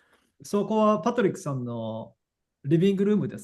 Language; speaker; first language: Japanese; non-native, fluent; English